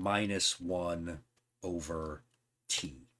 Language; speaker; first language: English; native; English